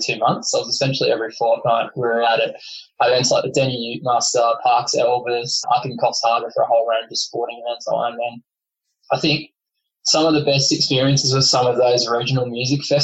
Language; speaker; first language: English; native; English